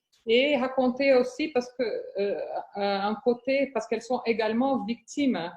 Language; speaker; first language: French; non-native, fluent; Portuguese